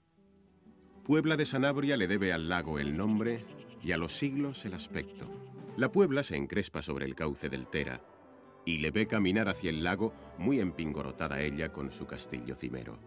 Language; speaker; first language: Spanish; native; Spanish